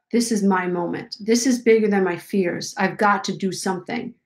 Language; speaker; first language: English; native; English